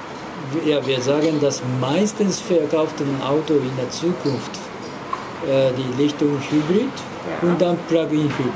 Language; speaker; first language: German; non-native, learner; Japanese